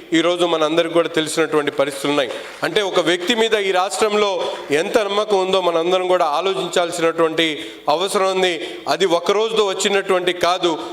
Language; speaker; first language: Telugu; non-native, local second language; Urdu